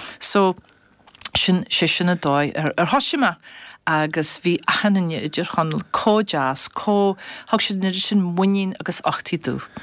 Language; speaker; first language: Irish; non-native, fluent; English